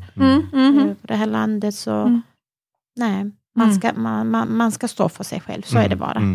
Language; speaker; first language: Swedish; non-native, fluent; Serbian